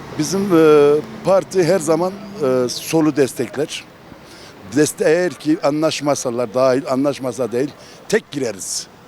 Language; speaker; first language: Turkish; non-native, local second language; Kurdish